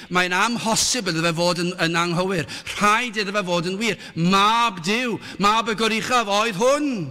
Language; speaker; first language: Welsh; native; Welsh